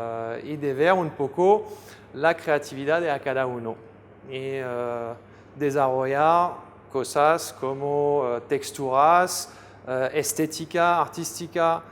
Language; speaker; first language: Spanish; non-native, fluent; French